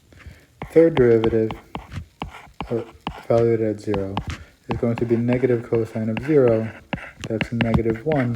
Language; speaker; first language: English; native; English